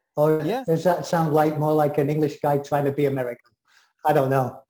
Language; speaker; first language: English; native; English